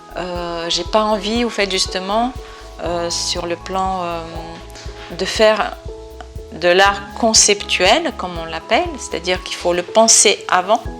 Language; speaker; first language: French; non-native, fluent; Bulgarian